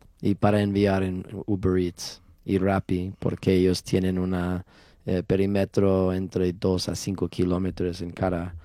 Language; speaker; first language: Spanish; non-native, learner; English